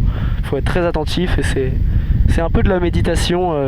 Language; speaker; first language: French; native; French